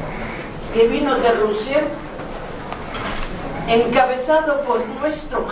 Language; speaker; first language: Spanish; non-native, fluent; Russian